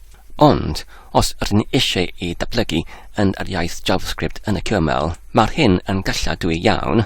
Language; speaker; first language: Welsh; non-native, learner; English